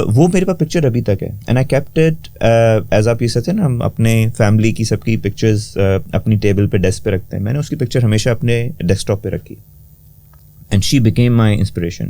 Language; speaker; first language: Urdu; native; Urdu